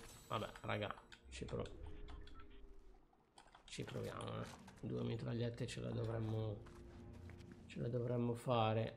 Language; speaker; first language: Italian; native; Italian